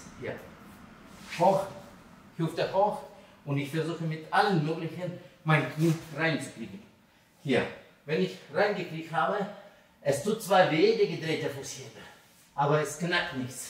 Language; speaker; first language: German; non-native, fluent; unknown